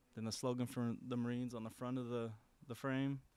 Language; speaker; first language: English; native; English